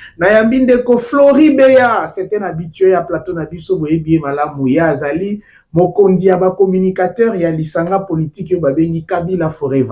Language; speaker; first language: Lingala; native; Lingala